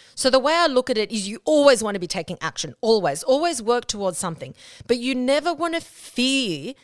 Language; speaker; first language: English; non-native, local second language; Spanish